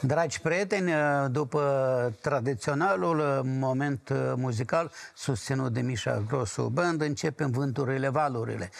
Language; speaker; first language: Romanian; native; Romanian